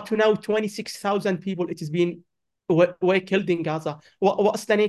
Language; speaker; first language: English; non-native, learner; Arabic